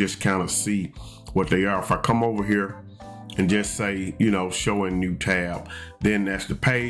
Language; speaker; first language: English; native; English